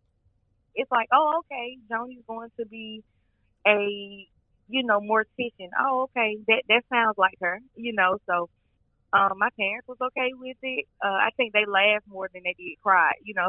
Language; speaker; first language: English; native; English